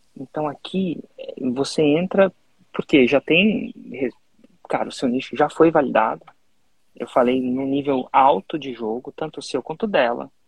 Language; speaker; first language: Portuguese; native; Portuguese